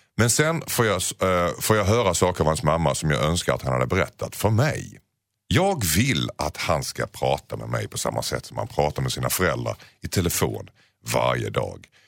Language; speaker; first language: Swedish; native; Swedish